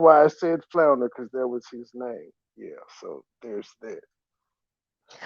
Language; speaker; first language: English; native; English